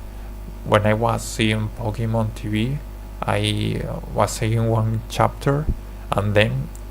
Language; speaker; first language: English; non-native, learner; Spanish